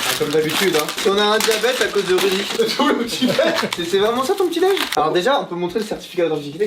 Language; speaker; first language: French; native; French